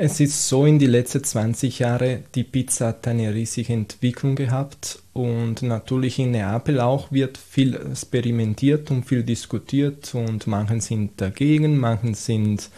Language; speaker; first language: German; non-native, fluent; Italian